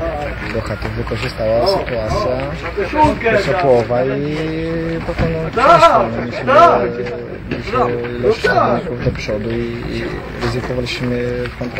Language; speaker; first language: Polish; non-native, learner; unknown